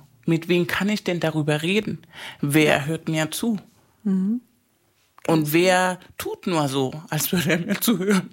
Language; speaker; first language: German; non-native, fluent; Spanish